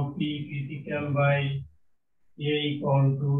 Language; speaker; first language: English; non-native, local second language; Bangla